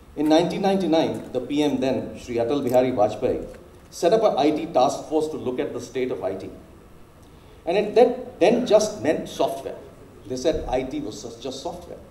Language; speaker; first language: English; non-native, local second language; Hindi